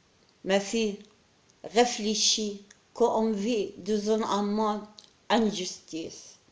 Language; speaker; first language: French; non-native, learner; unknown